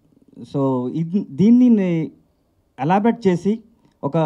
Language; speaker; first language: Telugu; non-native, learner; Kannada